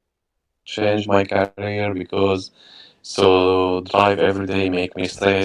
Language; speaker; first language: English; non-native, learner; Arabic